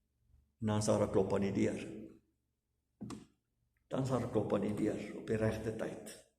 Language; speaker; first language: Afrikaans; native; Afrikaans